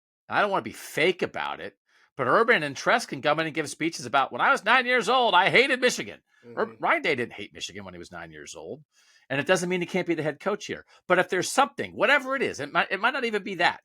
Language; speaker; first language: English; native; English